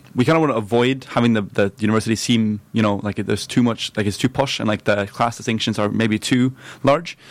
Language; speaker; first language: English; non-native, fluent; Norwegian